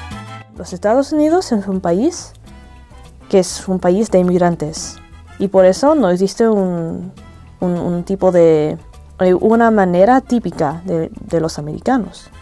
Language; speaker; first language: Spanish; early bilingual, heritage; English